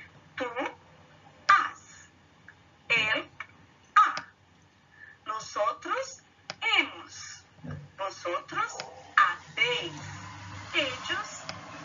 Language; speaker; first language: Spanish; non-native, fluent; Portuguese